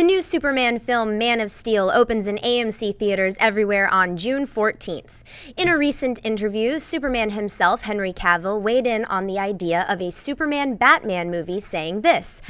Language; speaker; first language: English; native; English